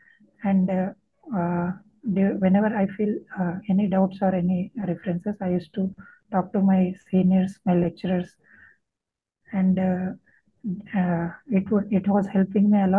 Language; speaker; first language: English; non-native, local second language; Telugu